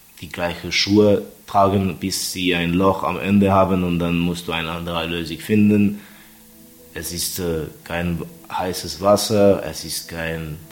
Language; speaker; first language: German; non-native, fluent; Estonian